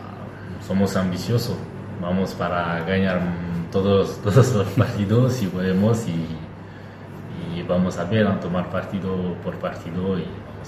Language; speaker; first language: Spanish; non-native, learner; French